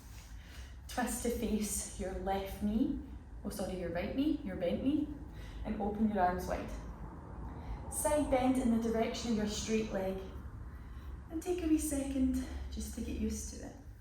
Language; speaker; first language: English; native; English